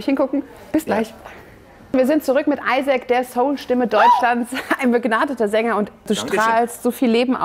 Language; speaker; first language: German; native; German